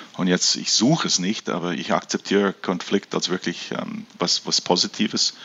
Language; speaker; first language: German; early bilingual, heritage; German